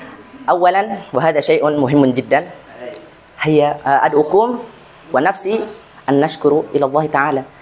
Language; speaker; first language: Arabic; non-native, learner; Indonesian